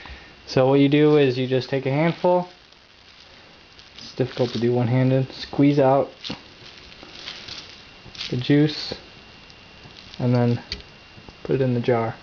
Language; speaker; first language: English; native; English